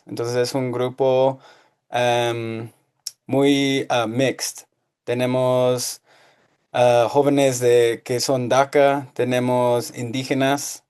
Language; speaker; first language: Spanish; early bilingual, heritage; Spanish